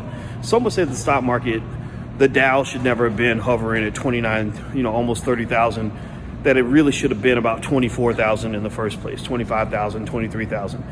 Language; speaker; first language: English; native; English